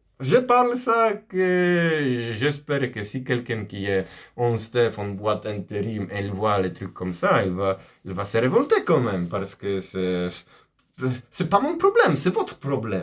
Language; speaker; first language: French; non-native, fluent; Polish